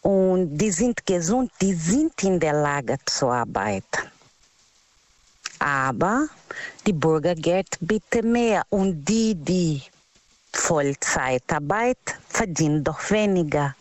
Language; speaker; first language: German; non-native, learner; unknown